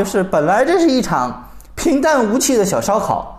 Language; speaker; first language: Chinese; native; Chinese